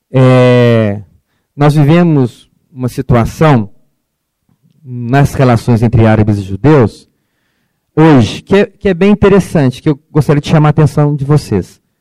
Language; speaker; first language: Portuguese; early bilingual, other home language; Arabic